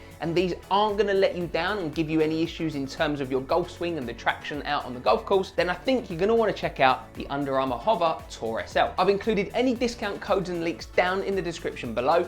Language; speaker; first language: English; native; English